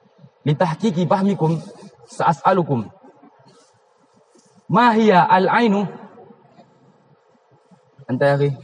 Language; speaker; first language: Arabic; non-native, learner; Indonesian